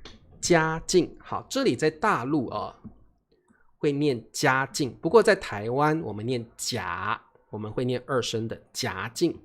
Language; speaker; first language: Chinese; native; Chinese